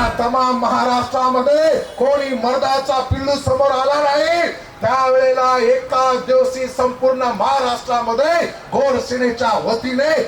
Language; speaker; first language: Marathi; non-native, local second language; Lambadi